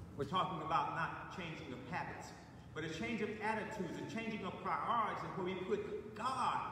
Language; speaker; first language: English; native; English